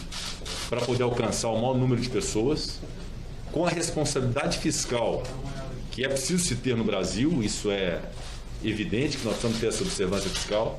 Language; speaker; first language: Portuguese; native; Portuguese